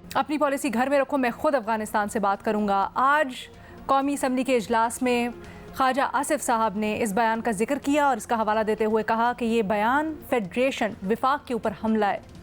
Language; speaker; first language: Urdu; native; Urdu